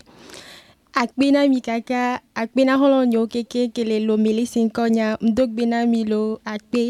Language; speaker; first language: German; non-native, learner; Ewe